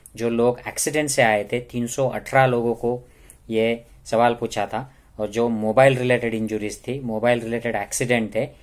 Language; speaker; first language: Hindi; non-native, local second language; Marathi